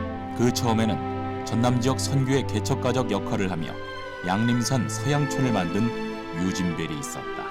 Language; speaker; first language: Korean; native; Korean